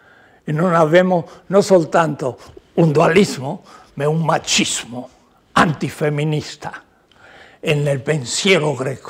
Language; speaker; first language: Italian; non-native, learner; Spanish